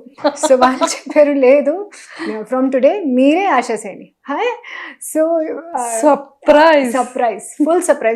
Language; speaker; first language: Telugu; non-native, local second language; Hindi